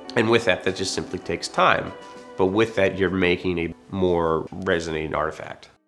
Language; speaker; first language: English; native; English